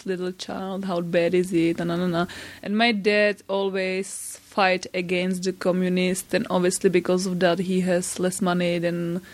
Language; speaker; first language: English; non-native, fluent; Czech